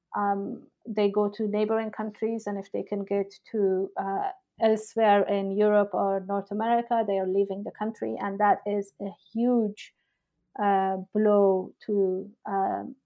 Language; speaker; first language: English; non-native, fluent; Persian